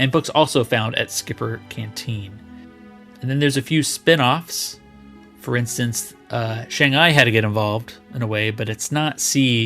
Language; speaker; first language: English; native; English